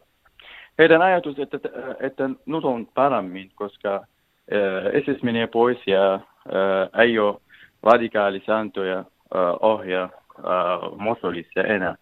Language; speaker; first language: Finnish; non-native, learner; Arabic